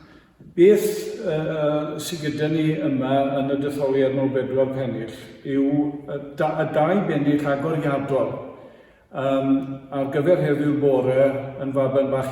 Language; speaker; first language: Welsh; native; Welsh